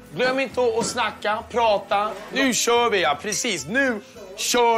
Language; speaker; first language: Swedish; native; Swedish